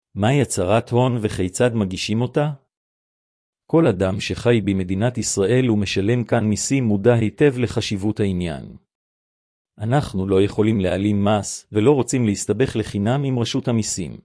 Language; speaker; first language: Hebrew; native; Hebrew